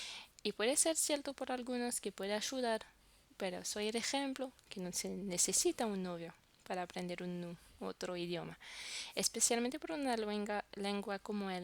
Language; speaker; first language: Spanish; non-native, fluent; French